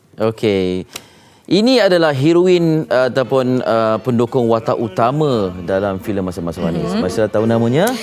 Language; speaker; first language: Malay; native; Malay